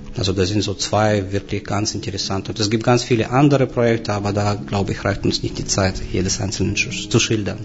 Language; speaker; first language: German; non-native, fluent; Russian